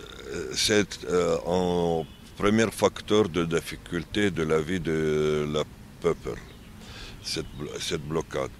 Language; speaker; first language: French; non-native, learner; Arabic